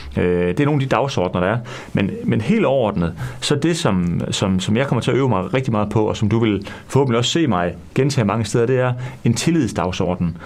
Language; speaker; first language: Danish; native; Danish